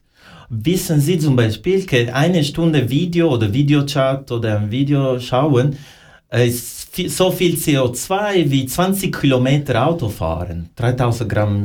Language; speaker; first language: German; non-native, learner; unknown